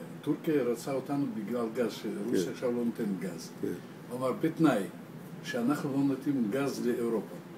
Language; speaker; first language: Hebrew; non-native, learner; Russian